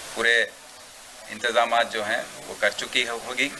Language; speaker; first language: Hindi; non-native, local second language; Telugu